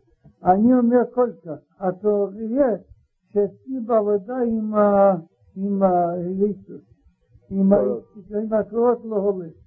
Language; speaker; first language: Hebrew; non-native, learner; Russian